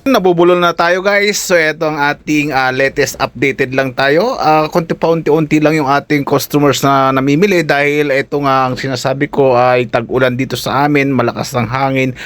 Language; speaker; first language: Filipino; native; Filipino